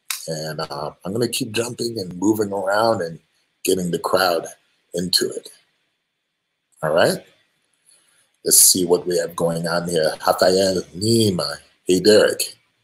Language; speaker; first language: English; native; English